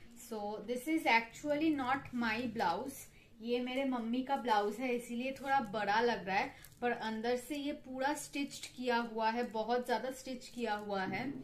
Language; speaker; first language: Hindi; non-native, local second language; Bangla